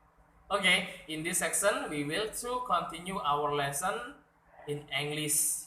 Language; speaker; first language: English; non-native, learner; Indonesian